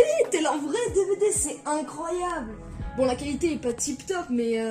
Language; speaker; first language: French; native; French